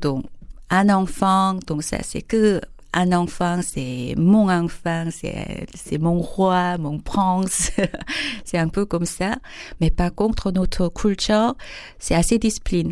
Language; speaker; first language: French; non-native, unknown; Korean